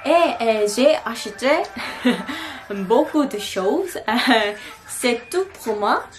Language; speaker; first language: French; non-native, learner; Korean